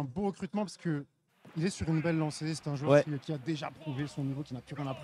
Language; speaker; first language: French; native; French